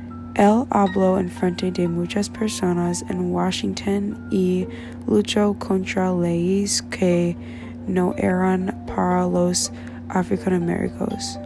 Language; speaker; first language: Spanish; non-native, learner; English